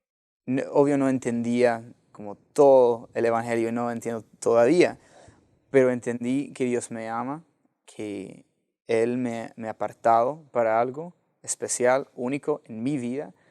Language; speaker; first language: Spanish; non-native, fluent; English